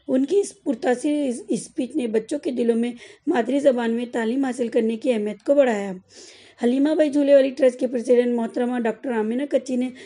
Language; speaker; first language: Urdu; native; Urdu